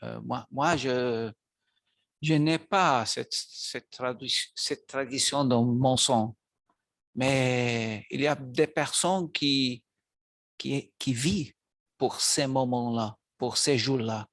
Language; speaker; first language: French; non-native, learner; Maltese